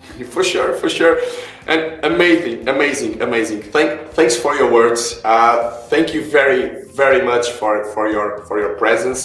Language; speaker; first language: English; non-native, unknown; Portuguese